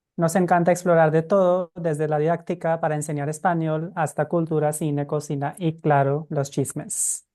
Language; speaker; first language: Spanish; non-native, fluent; Hindi